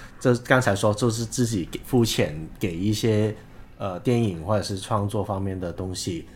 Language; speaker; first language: Chinese; non-native, local second language; Cantonese